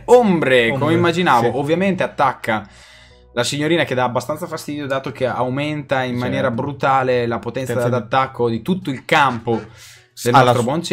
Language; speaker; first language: Italian; native; Italian